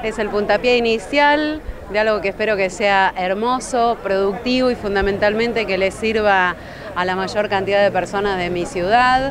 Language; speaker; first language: Spanish; native; Spanish